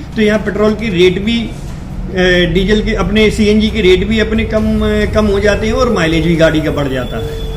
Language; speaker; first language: Hindi; native; Hindi